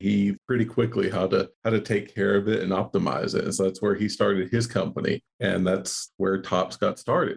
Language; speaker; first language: English; native; English